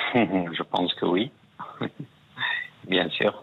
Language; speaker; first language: French; non-native, fluent; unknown